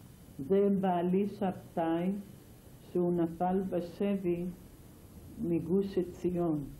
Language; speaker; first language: Hebrew; non-native, fluent; Ladino